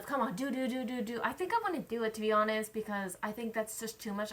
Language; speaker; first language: English; native; English